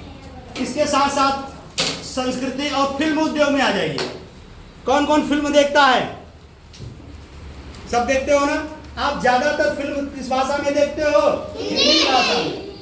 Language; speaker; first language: Hindi; native; Hindi